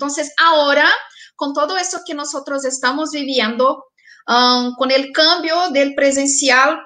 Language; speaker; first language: Spanish; non-native, fluent; Portuguese